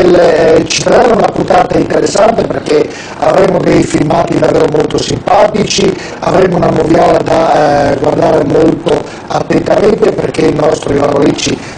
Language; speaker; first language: Italian; native; Italian